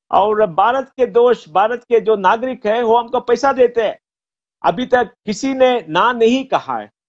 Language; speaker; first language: Hindi; non-native, local second language; Konkani